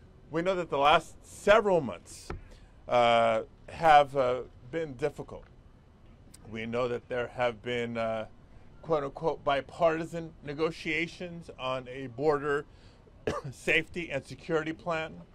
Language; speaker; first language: English; early bilingual, other home language; Spanish